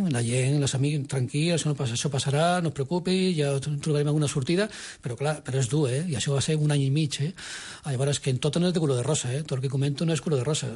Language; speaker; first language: Catalan; non-native, local second language; Spanish